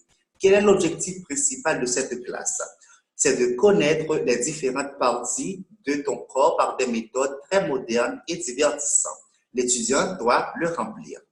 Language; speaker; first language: French; non-native, local second language; Haitian Creole